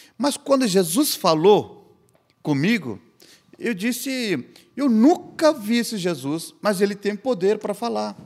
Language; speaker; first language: Portuguese; non-native, fluent; Hindi